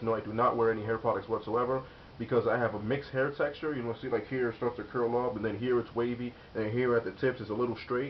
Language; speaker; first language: English; native; English